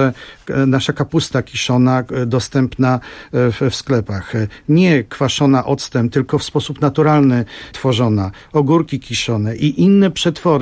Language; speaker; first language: Polish; native; Polish